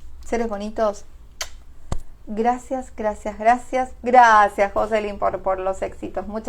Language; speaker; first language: Spanish; native; Spanish